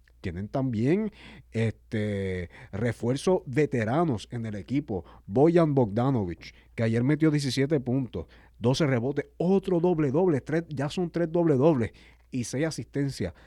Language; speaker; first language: Spanish; native; Spanish